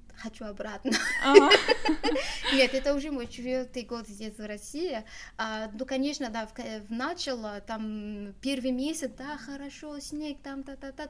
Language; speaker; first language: Russian; non-native, learner; Arabic